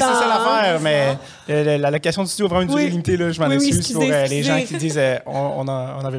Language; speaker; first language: French; native; French